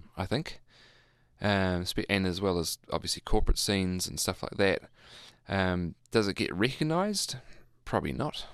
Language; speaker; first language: English; native; English